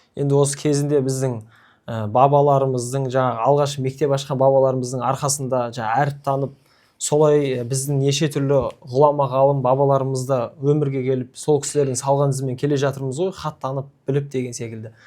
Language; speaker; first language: Kazakh; native; Kazakh